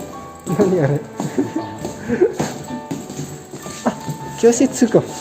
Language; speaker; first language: Japanese; non-native, learner; Indonesian